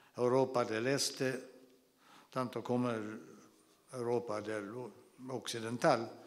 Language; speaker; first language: Spanish; non-native, fluent; Swedish